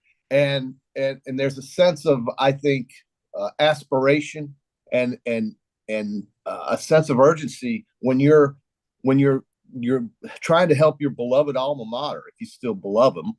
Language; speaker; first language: English; native; English